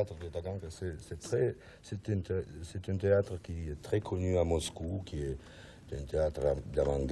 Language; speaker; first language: French; non-native, learner; Russian